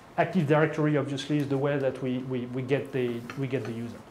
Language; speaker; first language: English; non-native, fluent; French